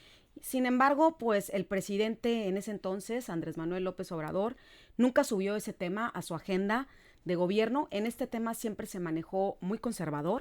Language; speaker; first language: Spanish; native; Spanish